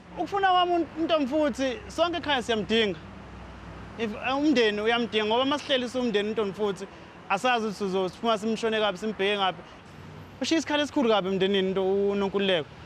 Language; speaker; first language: Zulu; native; Zulu